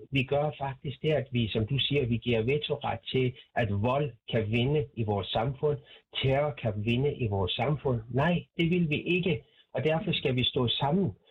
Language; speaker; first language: Danish; non-native, fluent; Persian